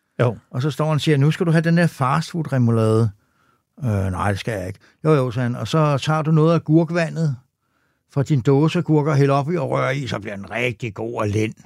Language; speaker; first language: Danish; native; Danish